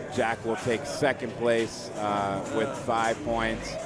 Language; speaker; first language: English; native; English